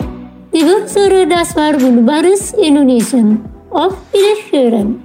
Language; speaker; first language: German; non-native, fluent; Indonesian